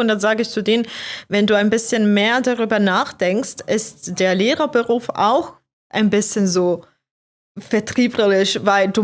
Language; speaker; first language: German; non-native, fluent; Croatian